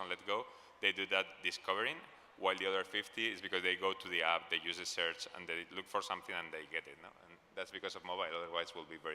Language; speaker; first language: English; non-native, fluent; Spanish